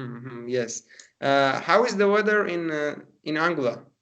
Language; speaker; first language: English; non-native, learner; Persian